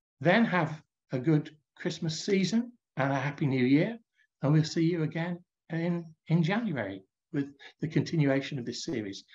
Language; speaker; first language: English; native; English